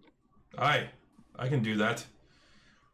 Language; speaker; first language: English; native; English